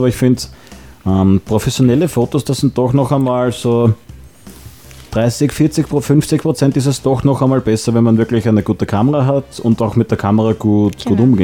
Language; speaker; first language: German; native; German